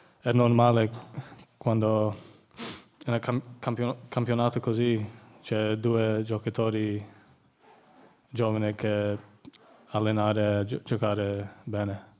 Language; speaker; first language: Italian; non-native, learner; English